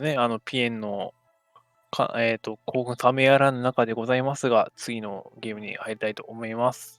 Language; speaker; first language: Japanese; native; Japanese